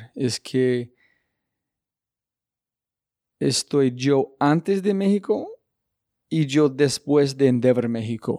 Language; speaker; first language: Spanish; non-native, learner; English